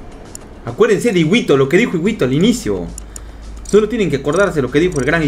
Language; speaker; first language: Spanish; native; Spanish